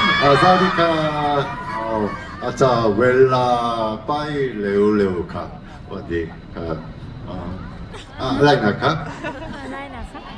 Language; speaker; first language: Thai; native; Thai